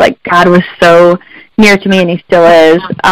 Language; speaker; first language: English; native; English